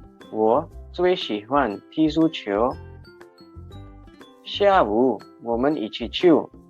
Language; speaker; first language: Chinese; non-native, fluent; Hindi